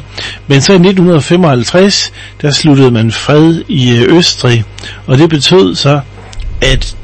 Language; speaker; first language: Danish; native; Danish